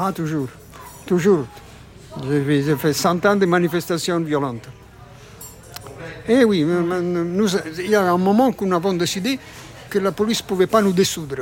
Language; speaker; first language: French; non-native, fluent; Italian